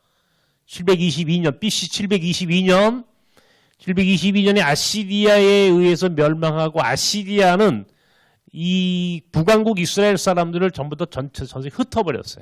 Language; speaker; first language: Korean; native; Korean